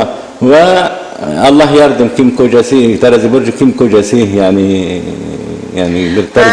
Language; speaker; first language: Turkish; non-native, learner; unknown